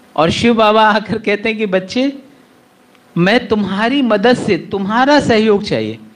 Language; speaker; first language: Hindi; native; Hindi